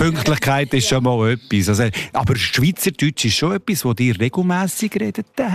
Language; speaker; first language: German; native; German